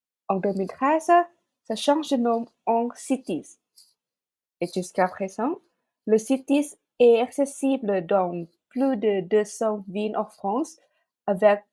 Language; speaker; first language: French; non-native, fluent; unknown